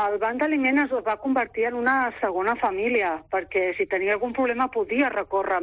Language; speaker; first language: Catalan; non-native, local second language; Spanish